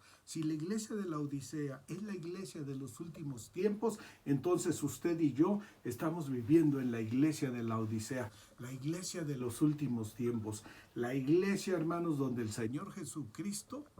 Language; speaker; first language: Spanish; native; Spanish